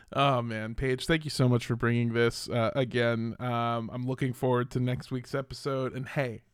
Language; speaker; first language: English; native; English